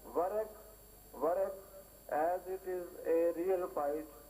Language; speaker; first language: English; non-native, local second language; Urdu